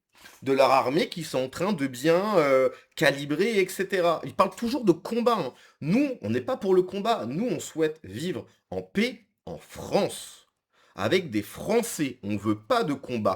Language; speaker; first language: French; native; French